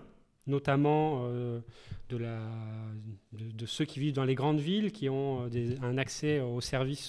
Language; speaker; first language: French; native; French